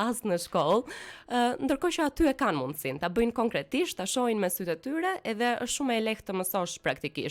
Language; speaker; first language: Albanian; native; Albanian